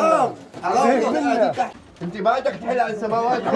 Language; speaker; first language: Arabic; native; Arabic